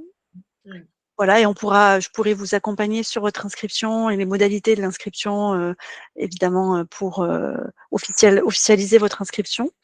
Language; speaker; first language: French; native; French